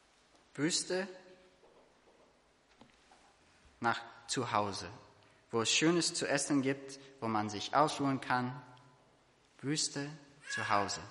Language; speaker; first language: German; non-native, fluent; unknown